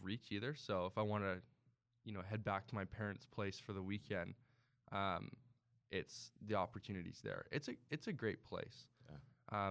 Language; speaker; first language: English; native; English